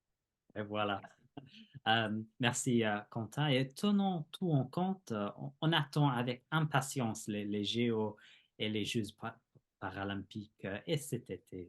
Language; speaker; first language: French; non-native, fluent; English